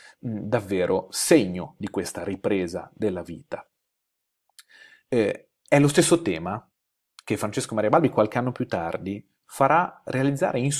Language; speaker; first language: Italian; native; Italian